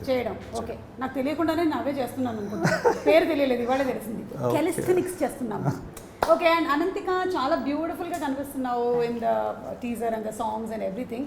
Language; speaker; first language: Telugu; native; Telugu